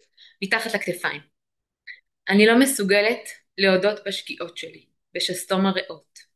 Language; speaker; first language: Hebrew; native; Hebrew